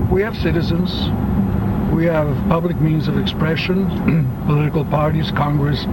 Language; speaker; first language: English; early bilingual, other home language; Spanish